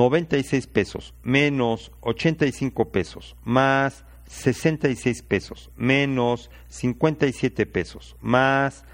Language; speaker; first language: Spanish; native; Spanish